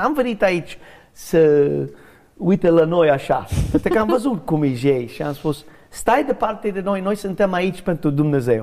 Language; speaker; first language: Romanian; non-native, learner; English